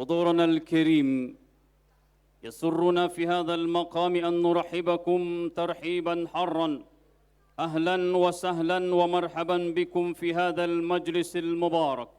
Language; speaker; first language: Arabic; non-native, fluent; Indonesian